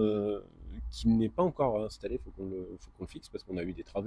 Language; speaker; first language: French; native; French